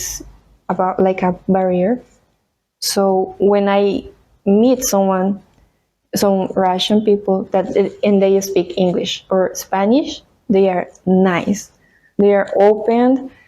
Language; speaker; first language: English; non-native, fluent; Spanish